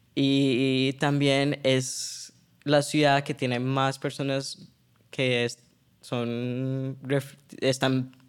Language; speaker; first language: Spanish; early bilingual, heritage; Spanish